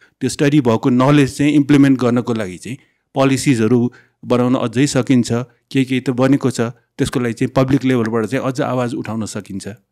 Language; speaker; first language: Nepali; non-native, local second language; Newari